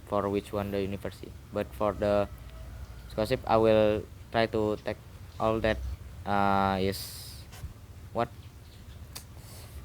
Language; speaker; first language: English; non-native, learner; Indonesian